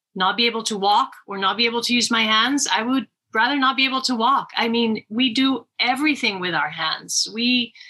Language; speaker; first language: English; non-native, fluent; Spanish